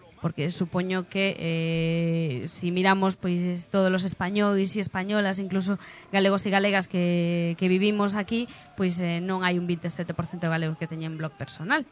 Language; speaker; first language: Galician; non-native, local second language; Spanish